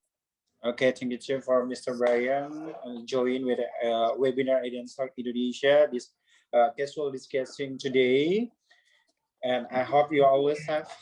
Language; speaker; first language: English; non-native, learner; Indonesian